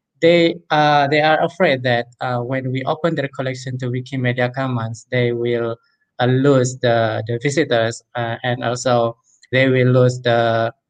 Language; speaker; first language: English; non-native, fluent; Indonesian